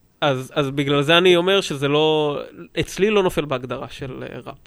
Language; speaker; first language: Hebrew; native; Hebrew